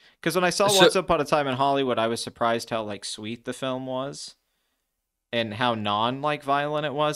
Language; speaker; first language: English; native; English